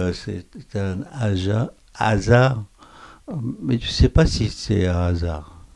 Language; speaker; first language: French; non-native, fluent; Korean